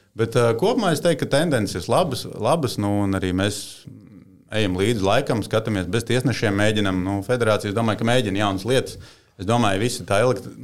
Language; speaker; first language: Latvian; native; Latvian